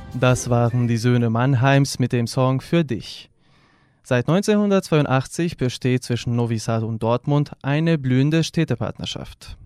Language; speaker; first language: German; non-native, fluent; Serbian